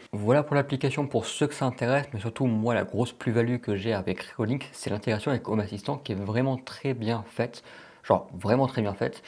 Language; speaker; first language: French; native; French